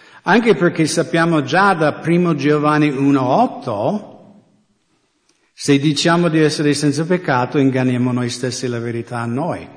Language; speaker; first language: Italian; non-native, fluent; English